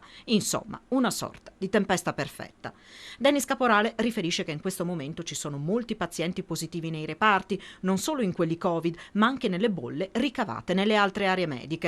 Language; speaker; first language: Italian; native; Italian